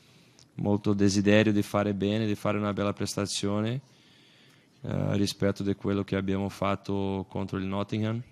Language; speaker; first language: Italian; non-native, fluent; Portuguese